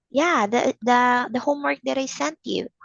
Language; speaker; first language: English; non-native, fluent; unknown